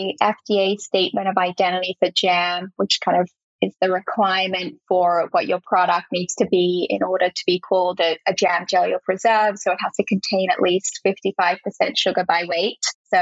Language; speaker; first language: English; native; English